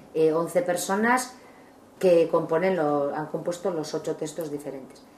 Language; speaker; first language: Spanish; non-native, local second language; Basque